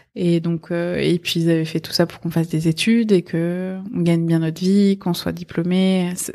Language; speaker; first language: French; early bilingual, other home language; Persian